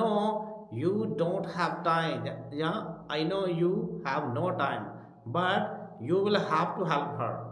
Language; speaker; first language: English; non-native, local second language; Punjabi